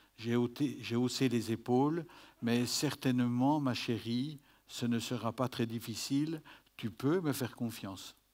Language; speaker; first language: French; native; French